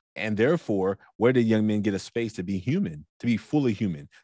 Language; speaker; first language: English; native; English